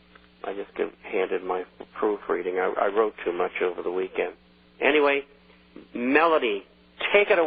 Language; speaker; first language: English; native; English